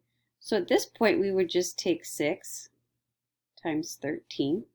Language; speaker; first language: English; native; English